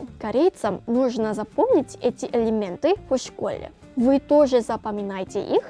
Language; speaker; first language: Russian; non-native, fluent; Korean